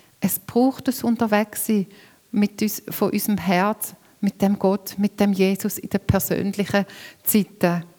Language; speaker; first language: German; native; German